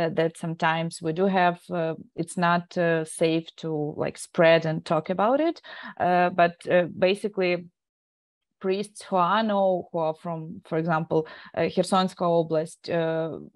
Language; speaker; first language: English; non-native, fluent; Ukrainian